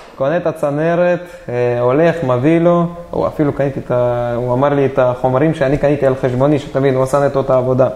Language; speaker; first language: Hebrew; native; Hebrew